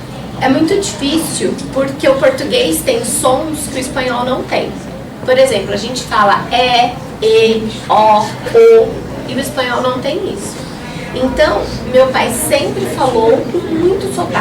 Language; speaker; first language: Portuguese; early bilingual, other home language; Spanish